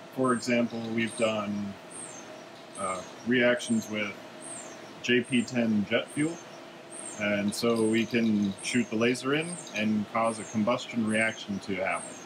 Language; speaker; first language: English; native; English